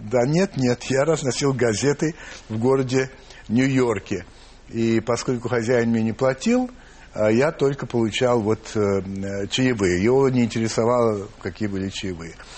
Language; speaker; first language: Russian; early bilingual, heritage; English